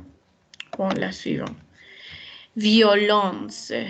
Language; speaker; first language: French; non-native, learner; Spanish